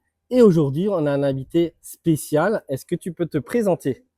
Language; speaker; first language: French; native; French